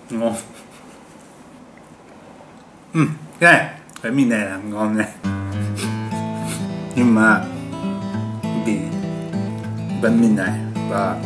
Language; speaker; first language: Vietnamese; non-native, learner; Japanese